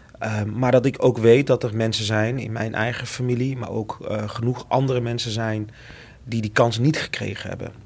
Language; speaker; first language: Dutch; early bilingual, other home language; Lingala